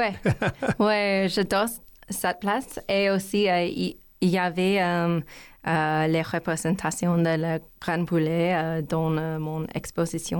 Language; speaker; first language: French; non-native, learner; English